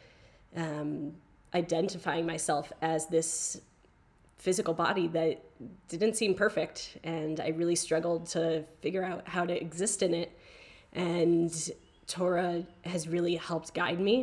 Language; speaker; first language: English; native; English